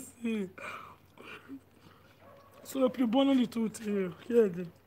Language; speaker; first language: Italian; non-native, learner; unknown